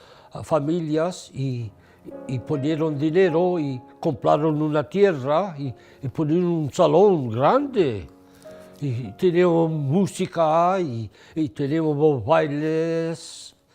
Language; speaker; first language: Spanish; early bilingual, heritage; English